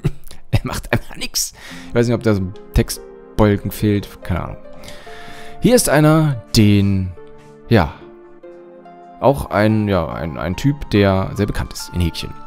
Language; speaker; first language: German; native; German